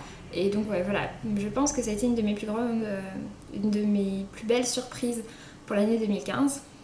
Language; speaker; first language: French; native; French